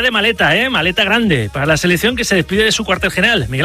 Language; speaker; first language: Spanish; native; Spanish